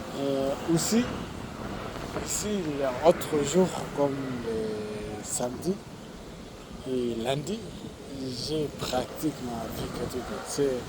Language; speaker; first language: French; non-native, learner; Arabic